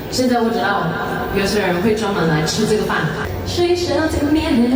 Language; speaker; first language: Chinese; non-native, fluent; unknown